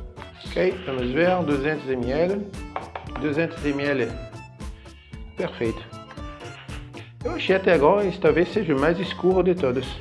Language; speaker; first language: Portuguese; non-native, fluent; French